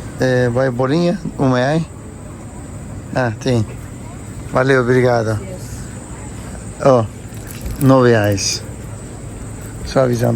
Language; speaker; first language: Portuguese; non-native, learner; Turkish